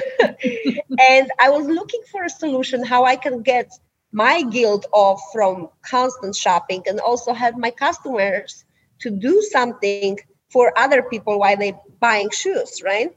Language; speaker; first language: English; non-native, fluent; Polish